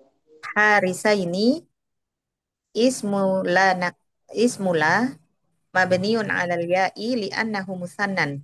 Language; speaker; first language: Arabic; non-native, learner; Indonesian